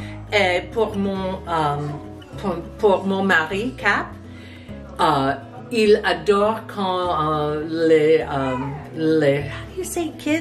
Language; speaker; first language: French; non-native, learner; English